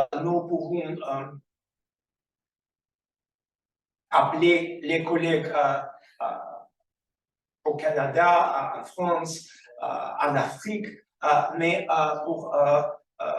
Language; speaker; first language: French; non-native, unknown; Russian